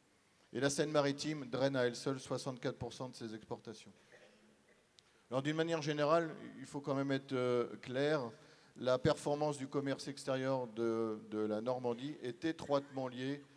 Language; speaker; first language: French; native; French